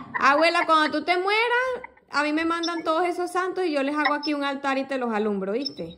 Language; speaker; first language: Spanish; native; Spanish